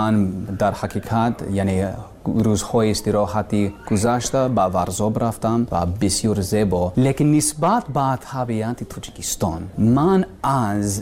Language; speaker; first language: Persian; non-native, learner; English